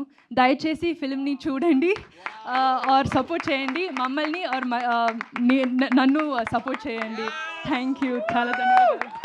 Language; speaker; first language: Telugu; non-native, learner; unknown